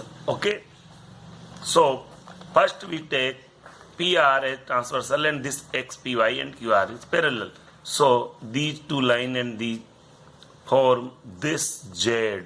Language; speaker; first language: English; non-native, local second language; Hindi